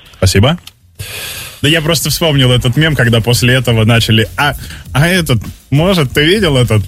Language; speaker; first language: Russian; native; Russian